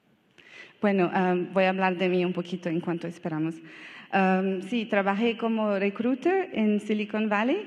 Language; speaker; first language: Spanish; non-native, learner; Portuguese